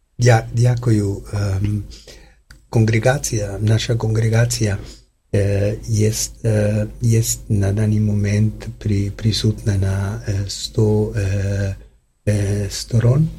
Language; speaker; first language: Ukrainian; non-native, learner; Polish